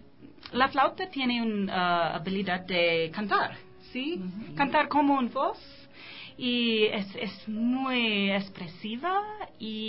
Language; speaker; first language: Spanish; non-native, learner; English